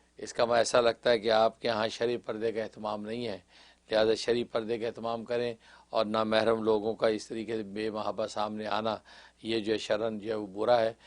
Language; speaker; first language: Urdu; native; Urdu